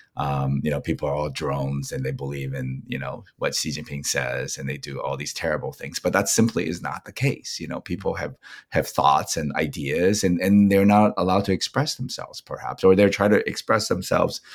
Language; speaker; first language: English; non-native, fluent; Chinese